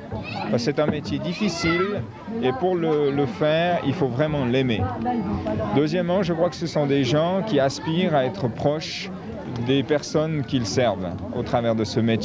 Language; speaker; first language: French; native; French